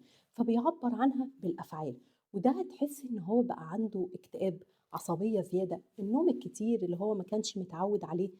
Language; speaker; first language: Arabic; native; Arabic